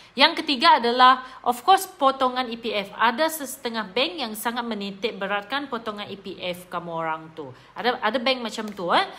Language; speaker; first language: Malay; native; Malay